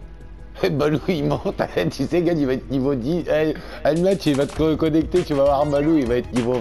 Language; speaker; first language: French; native; French